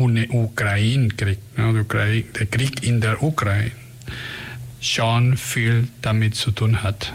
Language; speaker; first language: German; non-native, fluent; Spanish